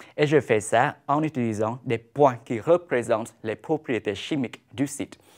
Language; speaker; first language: French; non-native, fluent; Vietnamese